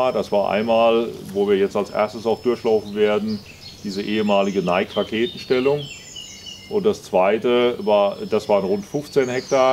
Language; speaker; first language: German; native; German